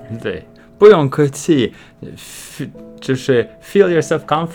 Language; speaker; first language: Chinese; non-native, learner; English